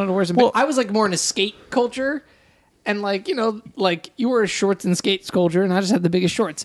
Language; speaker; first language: English; native; English